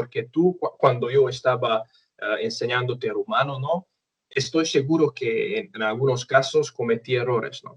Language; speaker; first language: Spanish; non-native, fluent; Romanian